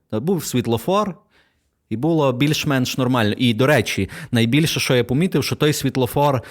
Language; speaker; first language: Ukrainian; native; Ukrainian